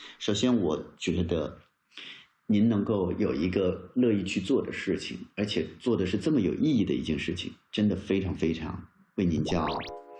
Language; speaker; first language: Chinese; native; Chinese